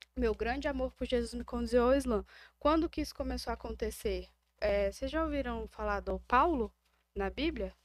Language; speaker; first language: Portuguese; native; Portuguese